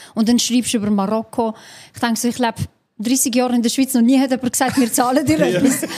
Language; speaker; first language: German; early bilingual, other home language; Albanian